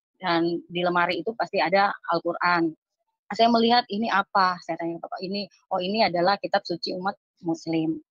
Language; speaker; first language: Indonesian; native; Indonesian